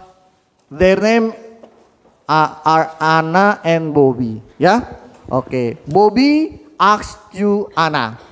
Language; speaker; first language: English; non-native, fluent; Indonesian